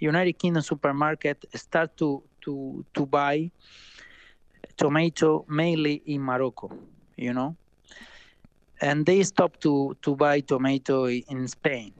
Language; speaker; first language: English; non-native, fluent; Spanish